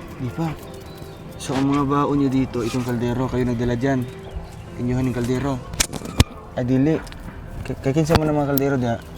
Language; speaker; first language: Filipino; non-native, local second language; Cebuano